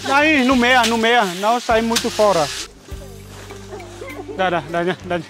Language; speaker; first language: Portuguese; non-native, learner; Vietnamese